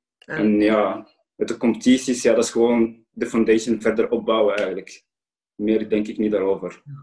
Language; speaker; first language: Dutch; early bilingual, other home language; Arabic